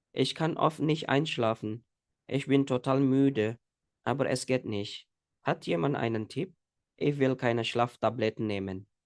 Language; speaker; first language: German; non-native, fluent; Indonesian